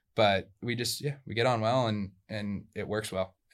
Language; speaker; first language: English; early bilingual, other home language; Spanish